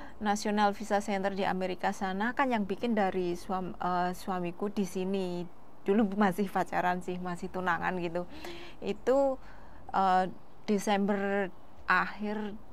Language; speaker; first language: Indonesian; non-native, local second language; Javanese